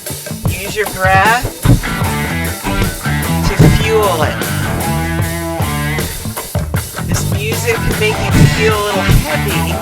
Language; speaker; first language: English; native; English